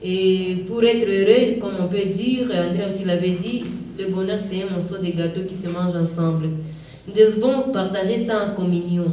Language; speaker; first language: French; non-native, local second language; Swahili